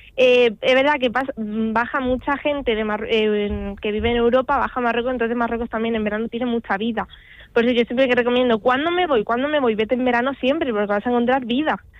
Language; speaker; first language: Spanish; early bilingual, other home language; Arabic